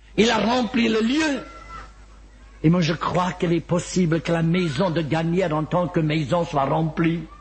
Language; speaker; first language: French; non-native, fluent; Welsh